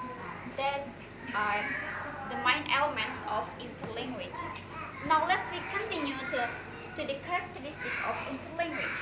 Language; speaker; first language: English; non-native, learner; Indonesian